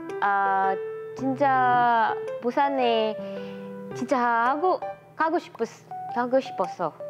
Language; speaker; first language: Korean; non-native, learner; Filipino